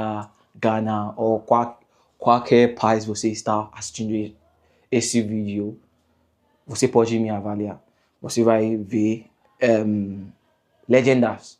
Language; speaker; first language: Portuguese; non-native, learner; English